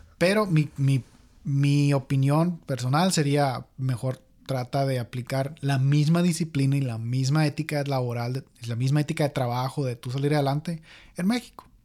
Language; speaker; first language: Spanish; native; Spanish